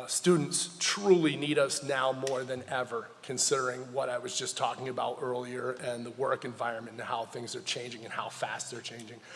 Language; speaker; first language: English; native; English